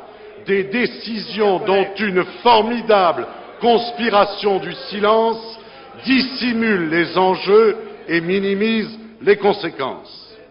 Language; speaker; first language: French; native; French